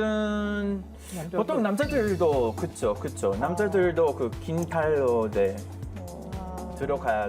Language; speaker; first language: Korean; non-native, fluent; Hebrew